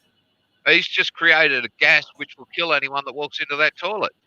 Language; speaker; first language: English; native; English